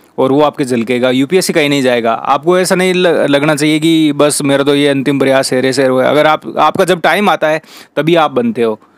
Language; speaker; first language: Hindi; native; Hindi